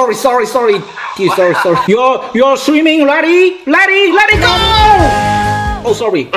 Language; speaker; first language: English; non-native, learner; Korean